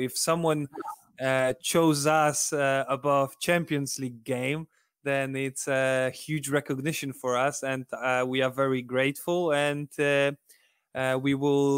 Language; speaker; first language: English; non-native, fluent; Polish